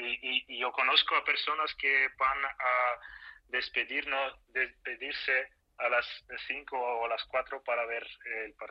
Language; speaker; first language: Spanish; non-native, fluent; Russian